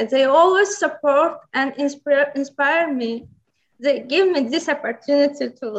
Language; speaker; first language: English; non-native, learner; Azerbaijani